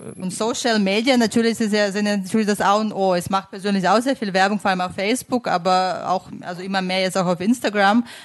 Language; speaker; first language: German; non-native, fluent; Ukrainian